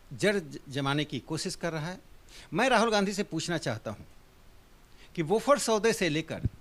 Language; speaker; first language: Hindi; native; Hindi